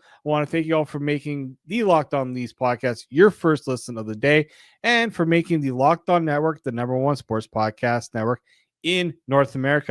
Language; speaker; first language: English; native; English